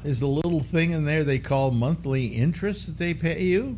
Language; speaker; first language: English; native; English